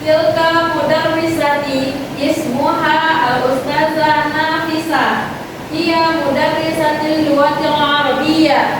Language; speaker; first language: Arabic; non-native, learner; Indonesian